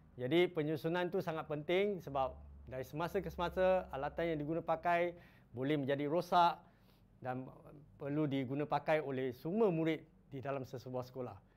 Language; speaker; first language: Malay; non-native, local second language; Chinese